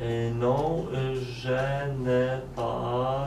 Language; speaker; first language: French; non-native, learner; Polish